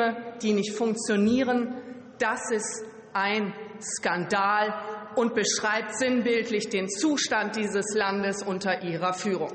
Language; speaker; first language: German; native; German